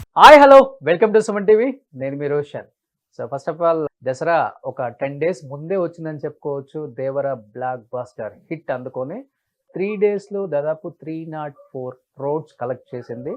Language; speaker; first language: Telugu; native; Telugu